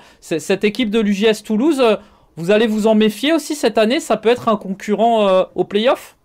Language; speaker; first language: French; native; French